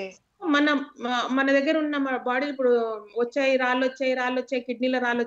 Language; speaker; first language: Telugu; native; Telugu